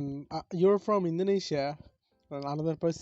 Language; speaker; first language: English; non-native, learner; Bangla